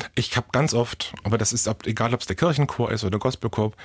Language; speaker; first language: German; native; German